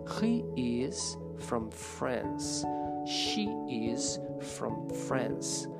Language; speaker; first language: English; non-native, fluent; Portuguese